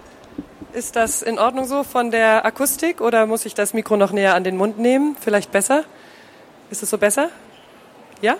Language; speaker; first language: German; native; German